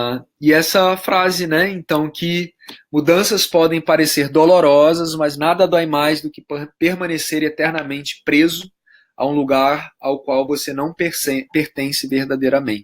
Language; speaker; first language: Portuguese; native; Portuguese